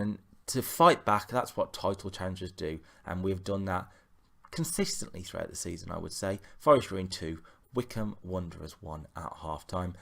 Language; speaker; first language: English; native; English